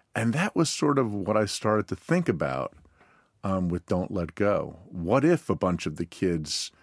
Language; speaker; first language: English; native; English